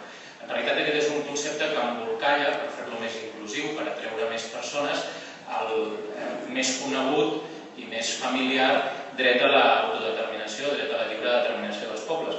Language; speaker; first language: Catalan; native; Catalan